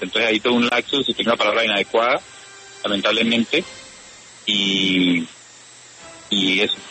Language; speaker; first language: Spanish; native; Spanish